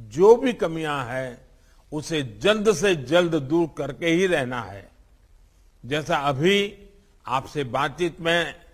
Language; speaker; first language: Hindi; non-native, local second language; Gujarati